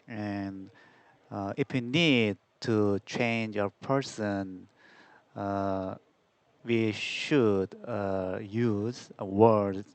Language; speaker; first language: English; non-native, learner; Korean